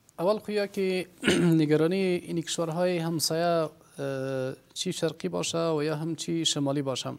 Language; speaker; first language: Persian; non-native, local second language; Pashto